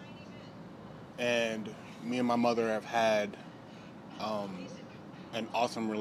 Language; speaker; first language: English; native; English